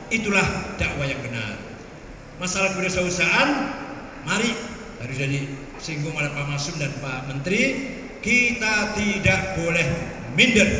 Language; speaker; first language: Malay; non-native, local second language; Javanese